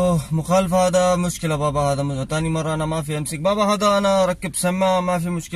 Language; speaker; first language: Arabic; non-native, learner; Urdu